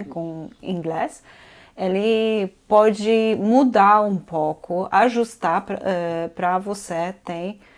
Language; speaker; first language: Portuguese; non-native, fluent; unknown